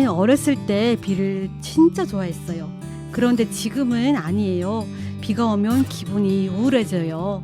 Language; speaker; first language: Korean; non-native, fluent; Chinese